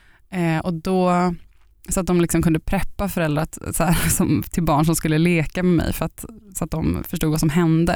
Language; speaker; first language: Swedish; native; Swedish